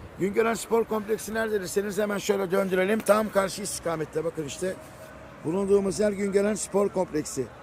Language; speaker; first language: Turkish; native; Turkish